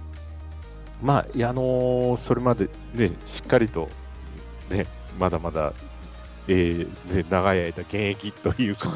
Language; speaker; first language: Japanese; native; Japanese